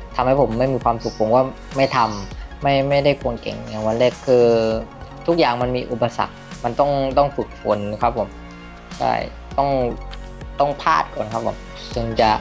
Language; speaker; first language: Thai; native; Thai